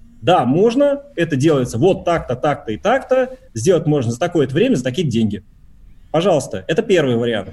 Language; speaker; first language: Russian; native; Russian